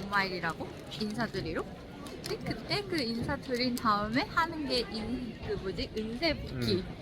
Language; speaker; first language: Korean; non-native, fluent; Japanese